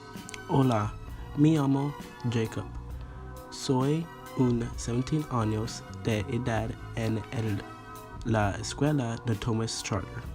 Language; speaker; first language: Spanish; non-native, learner; English